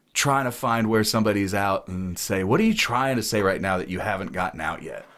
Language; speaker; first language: English; native; English